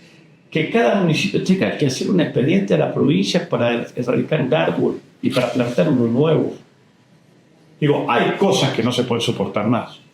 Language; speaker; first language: Spanish; native; Spanish